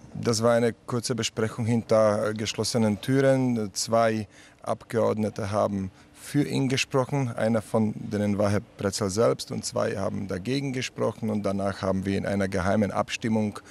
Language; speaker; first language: German; non-native, fluent; Slovak